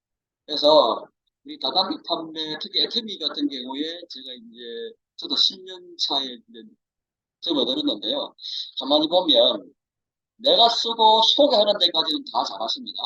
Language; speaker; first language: Korean; native; Korean